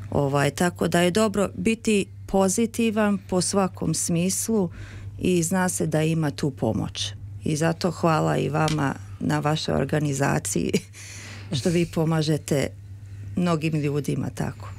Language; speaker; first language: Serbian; early bilingual, heritage; Serbian